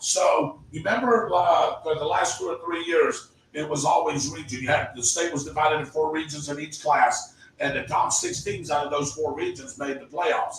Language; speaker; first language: English; native; English